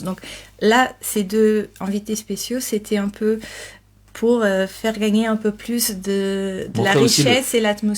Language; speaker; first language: French; non-native, fluent; Portuguese